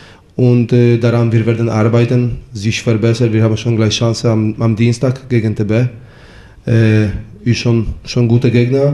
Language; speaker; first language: German; non-native, fluent; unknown